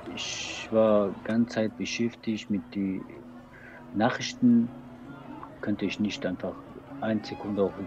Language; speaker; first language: German; non-native, learner; Persian